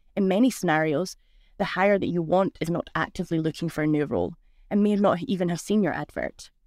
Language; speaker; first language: English; native; English